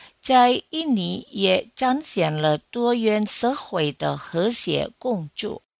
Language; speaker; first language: Chinese; non-native, fluent; Indonesian